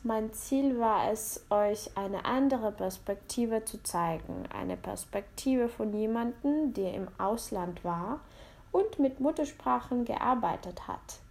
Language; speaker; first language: German; non-native, fluent; Czech